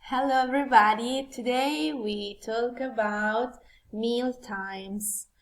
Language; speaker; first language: English; non-native, learner; Italian